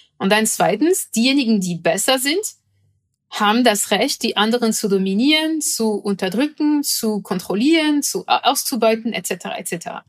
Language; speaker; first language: German; non-native, fluent; French